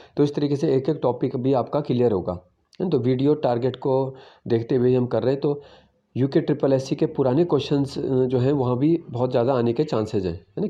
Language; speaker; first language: Hindi; native; Hindi